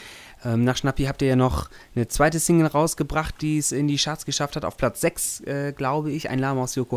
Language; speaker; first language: German; native; German